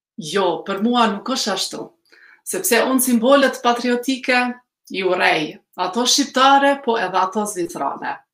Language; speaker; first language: Albanian; early bilingual, heritage; Albanian